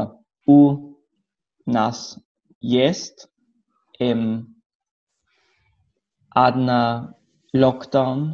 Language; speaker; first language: Russian; non-native, learner; French